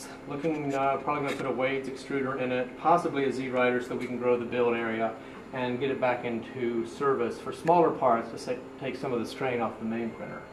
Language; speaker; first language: English; native; English